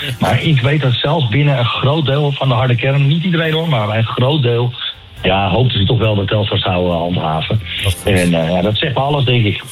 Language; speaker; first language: Dutch; native; Dutch